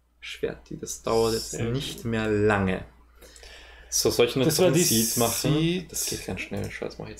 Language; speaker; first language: German; native; German